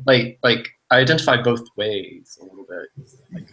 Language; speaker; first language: English; native; English